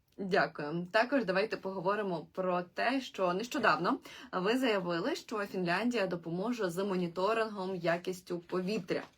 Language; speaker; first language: Ukrainian; native; Ukrainian